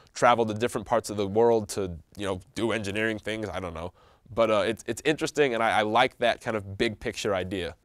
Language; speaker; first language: English; native; English